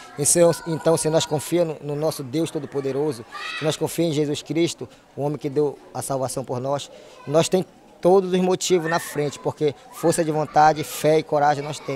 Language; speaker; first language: Portuguese; native; Portuguese